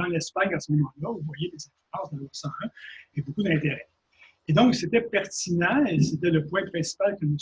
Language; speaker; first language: French; native; French